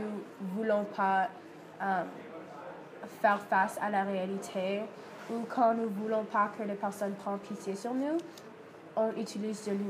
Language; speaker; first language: French; non-native, learner; English